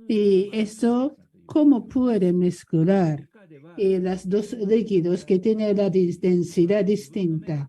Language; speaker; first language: Spanish; non-native, learner; Japanese